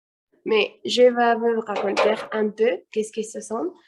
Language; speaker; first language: French; non-native, learner; Spanish